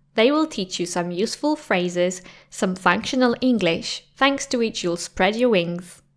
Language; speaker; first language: English; non-native, fluent; Polish